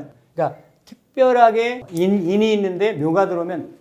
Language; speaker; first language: Korean; native; Korean